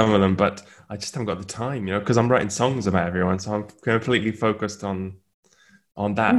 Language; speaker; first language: English; native; English